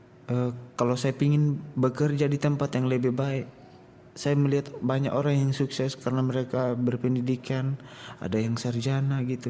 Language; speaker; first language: Indonesian; non-native, local second language; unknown